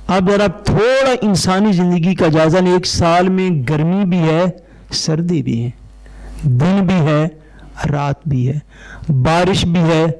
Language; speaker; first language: Urdu; non-native, local second language; Punjabi